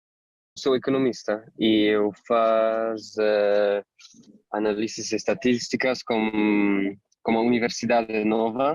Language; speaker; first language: Portuguese; non-native, fluent; German